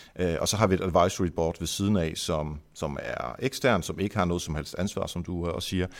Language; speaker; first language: Danish; early bilingual, other home language; Dutch